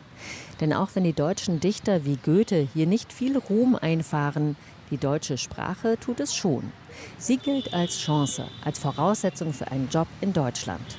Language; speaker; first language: German; native; German